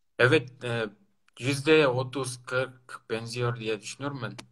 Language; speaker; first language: Turkish; non-native, learner; Kyrgyz